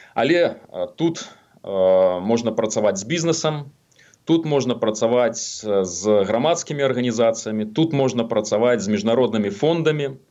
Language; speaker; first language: Belarusian; native; Belarusian